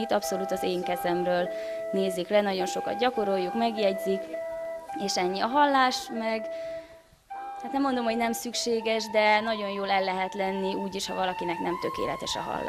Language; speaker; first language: Hungarian; native; Hungarian